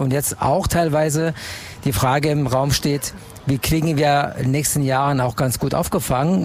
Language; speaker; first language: German; non-native, fluent; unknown